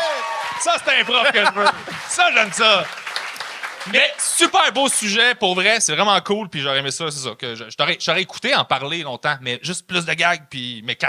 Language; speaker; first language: French; native; French